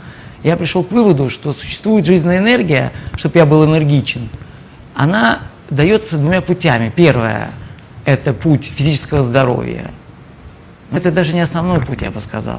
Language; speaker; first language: Russian; native; Russian